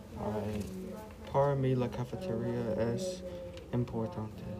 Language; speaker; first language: Spanish; non-native, learner; English